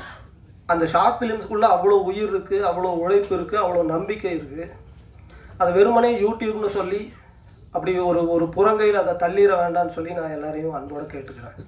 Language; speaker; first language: Tamil; native; Tamil